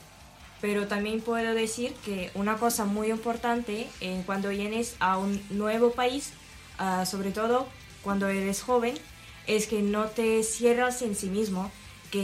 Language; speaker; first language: Spanish; non-native, learner; Ukrainian